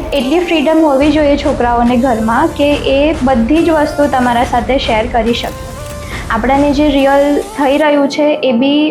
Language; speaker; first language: Gujarati; native; Gujarati